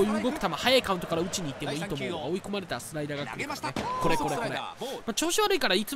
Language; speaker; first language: Japanese; native; Japanese